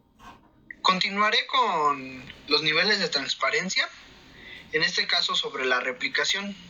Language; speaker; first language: Spanish; native; Spanish